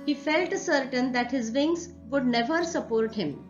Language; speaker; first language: English; non-native, local second language; Marathi